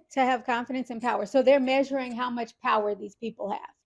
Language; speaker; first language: English; native; English